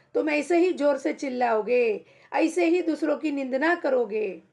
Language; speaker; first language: Hindi; non-native, local second language; Marathi